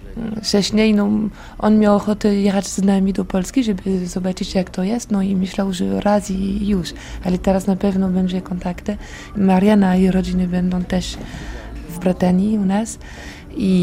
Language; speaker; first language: Polish; non-native, learner; French